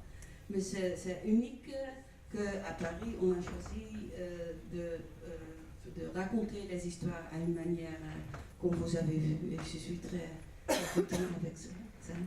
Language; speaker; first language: French; non-native, fluent; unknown